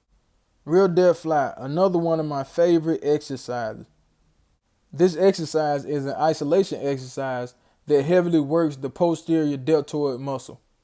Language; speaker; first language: English; native; English